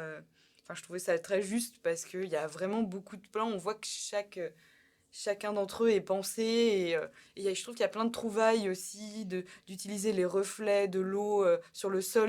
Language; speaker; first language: French; native; French